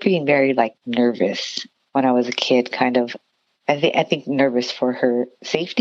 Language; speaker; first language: English; native; English